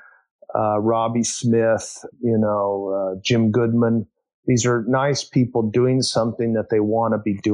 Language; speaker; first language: English; native; English